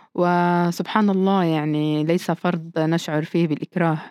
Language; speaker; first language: Arabic; early bilingual, heritage; Arabic